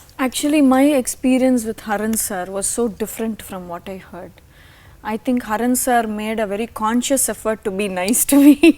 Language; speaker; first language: English; non-native, local second language; Malayalam